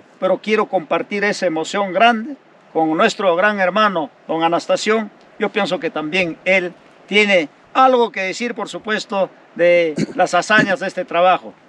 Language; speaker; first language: Spanish; native; Spanish